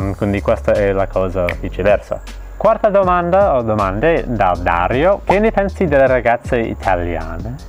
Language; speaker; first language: Italian; non-native, fluent; English